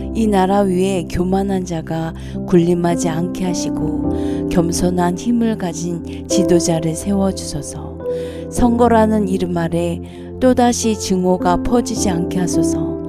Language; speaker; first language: Korean; native; Korean